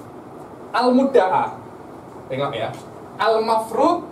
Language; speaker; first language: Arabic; non-native, fluent; Malay